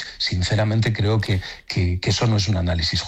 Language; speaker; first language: Spanish; native; Spanish